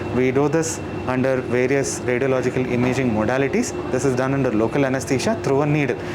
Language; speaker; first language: English; non-native, local second language; Kannada